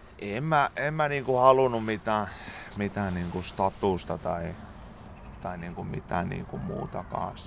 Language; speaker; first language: Finnish; native; Finnish